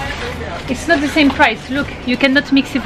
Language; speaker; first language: English; non-native, learner; French